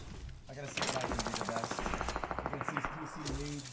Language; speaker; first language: English; native; English